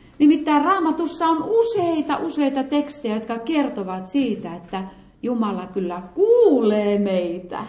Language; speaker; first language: Finnish; native; Finnish